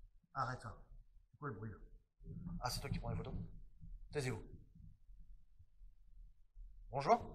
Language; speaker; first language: French; native; French